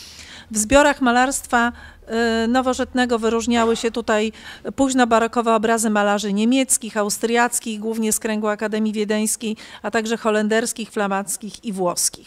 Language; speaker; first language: Polish; native; Polish